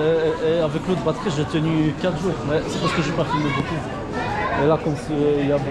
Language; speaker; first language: French; early bilingual, other home language; Polish